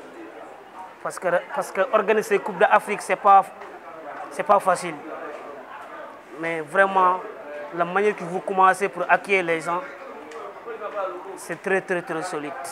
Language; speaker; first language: French; non-native, local second language; Wolof